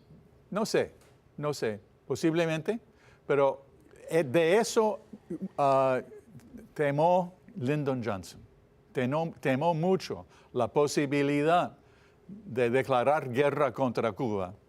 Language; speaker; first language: Spanish; non-native, fluent; English